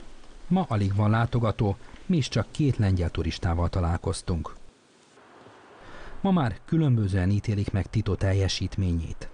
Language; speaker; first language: Hungarian; native; Hungarian